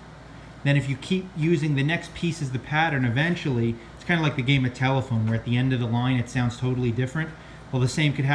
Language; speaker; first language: English; native; English